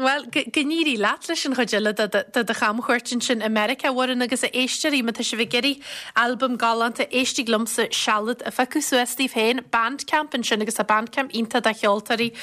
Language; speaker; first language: Irish; native; Irish